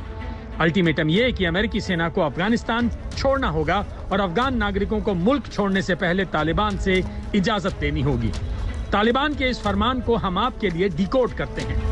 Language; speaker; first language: Hindi; native; Hindi